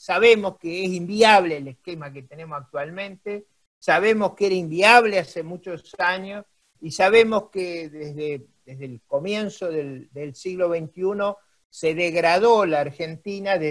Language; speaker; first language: Spanish; native; Spanish